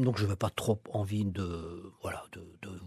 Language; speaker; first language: French; native; French